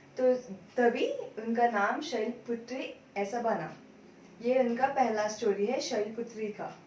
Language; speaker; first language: Hindi; non-native, local second language; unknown